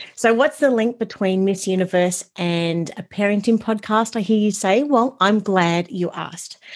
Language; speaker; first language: English; native; English